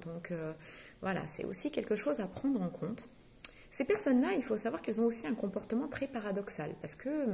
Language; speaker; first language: French; native; French